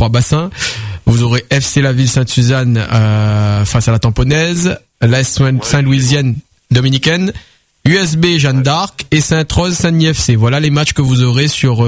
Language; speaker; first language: French; native; French